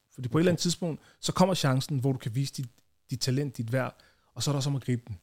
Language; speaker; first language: Danish; early bilingual, other home language; Ganda